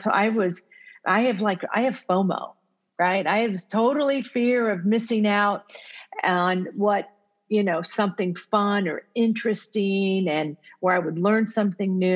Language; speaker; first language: English; early bilingual, other home language; Italian